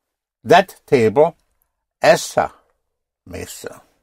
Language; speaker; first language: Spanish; non-native, fluent; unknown